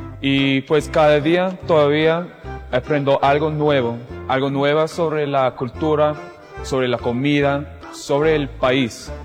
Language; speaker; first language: Spanish; non-native, fluent; English